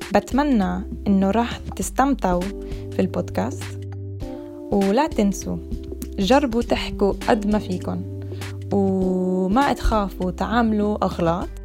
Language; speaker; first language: Arabic; non-native, fluent; English